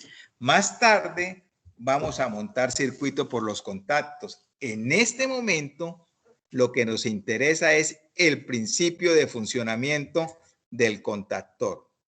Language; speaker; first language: Spanish; native; Spanish